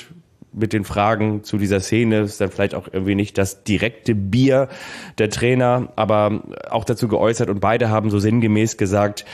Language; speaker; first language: German; native; German